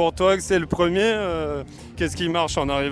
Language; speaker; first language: French; native; French